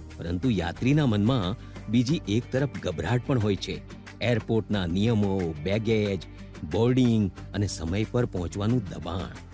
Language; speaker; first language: Gujarati; native; Gujarati